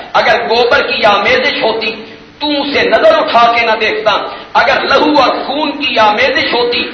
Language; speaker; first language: Urdu; non-native, local second language; Punjabi